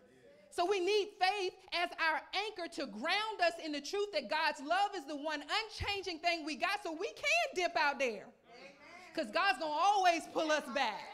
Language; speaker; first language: English; native; English